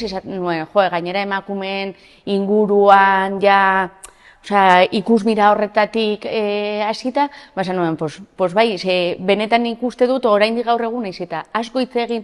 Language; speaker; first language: Basque; non-native, local second language; Spanish